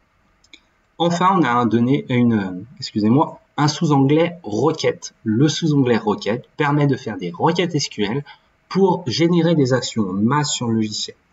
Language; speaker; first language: French; native; French